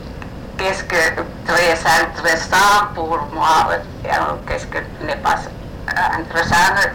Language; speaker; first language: French; non-native, learner; Finnish